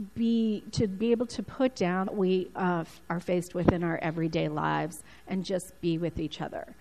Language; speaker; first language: English; early bilingual, other home language; Spanish